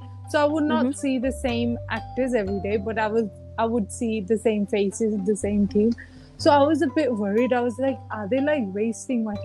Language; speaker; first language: English; native; English